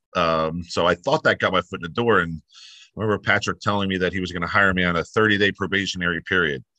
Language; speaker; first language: English; native; English